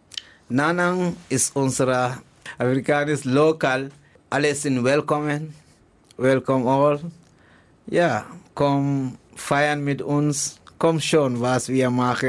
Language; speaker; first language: German; non-native, learner; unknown